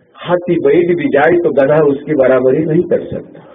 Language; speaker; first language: Hindi; non-native, local second language; Marathi